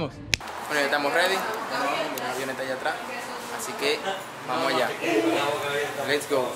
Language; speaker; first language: Spanish; native; Spanish